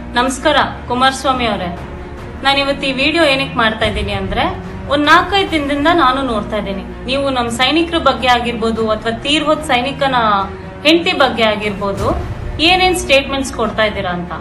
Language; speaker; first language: Kannada; non-native, local second language; Kodava